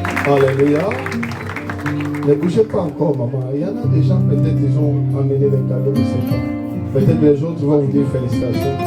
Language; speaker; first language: French; non-native, local second language; Lingala